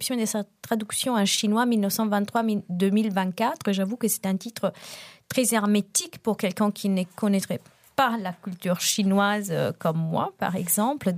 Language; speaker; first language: French; non-native, fluent; Italian